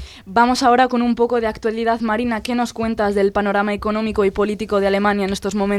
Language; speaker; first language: Spanish; native; Spanish